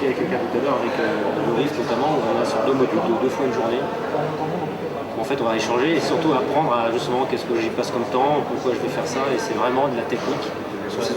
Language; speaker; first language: French; native; French